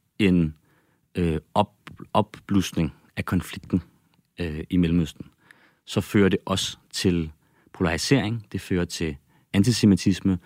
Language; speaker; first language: Danish; native; Danish